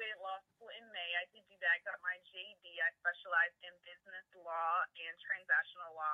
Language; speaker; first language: English; native; English